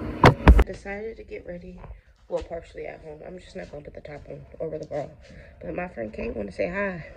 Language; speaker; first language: English; native; English